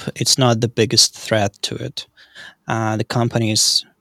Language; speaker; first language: English; non-native, fluent; Russian